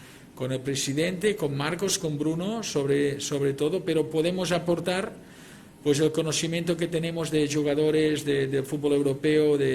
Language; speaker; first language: Spanish; non-native, local second language; Catalan